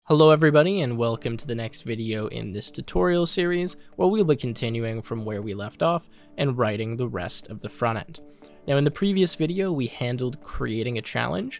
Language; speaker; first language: English; native; English